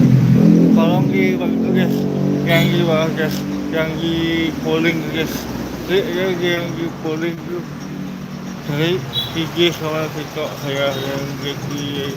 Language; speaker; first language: Indonesian; non-native, local second language; Balinese